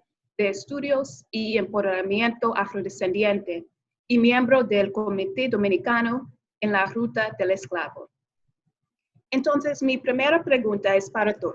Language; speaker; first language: Spanish; non-native, fluent; English